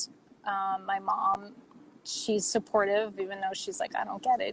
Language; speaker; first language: English; native; English